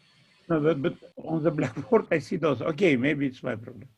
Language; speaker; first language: English; non-native, fluent; Russian